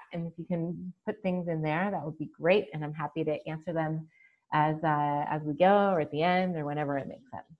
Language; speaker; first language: English; native; English